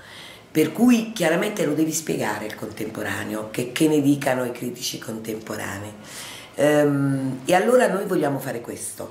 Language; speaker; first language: Italian; native; Italian